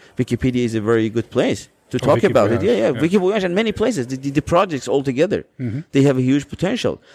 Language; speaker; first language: English; non-native, fluent; Azerbaijani